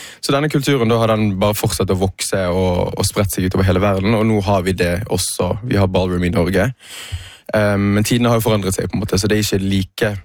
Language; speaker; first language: Norwegian; native; Norwegian